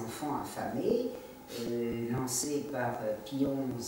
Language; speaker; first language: French; native; French